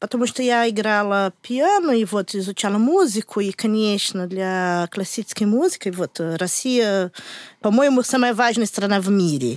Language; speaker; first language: Russian; non-native, learner; Portuguese